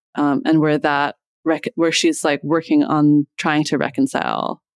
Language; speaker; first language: English; native; English